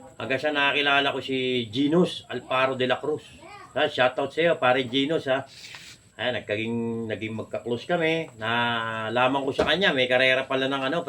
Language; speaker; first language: Filipino; non-native, local second language; Aklanon